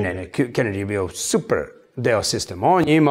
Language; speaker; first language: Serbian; early bilingual, heritage; English